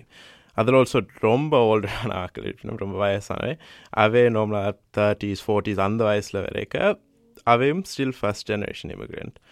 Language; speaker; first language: Tamil; early bilingual, heritage; Tamil